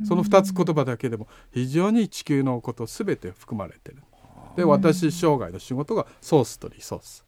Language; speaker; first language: Japanese; non-native, fluent; Chinese